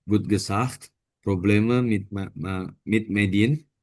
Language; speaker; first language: German; non-native, learner; Indonesian